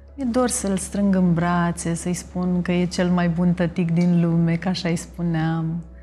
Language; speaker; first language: Romanian; native; Romanian